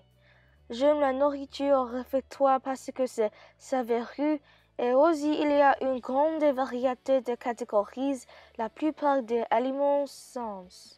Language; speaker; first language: French; non-native, learner; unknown